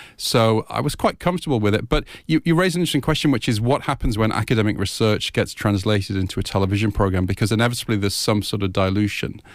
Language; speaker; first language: English; native; English